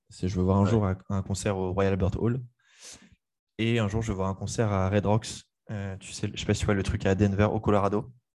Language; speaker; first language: French; native; French